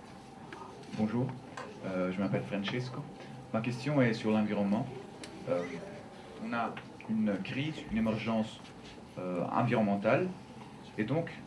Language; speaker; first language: French; non-native, fluent; Italian